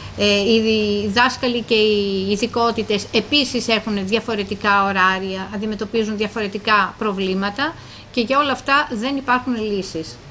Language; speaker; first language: Greek; native; Greek